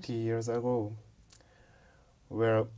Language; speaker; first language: English; non-native, learner; Japanese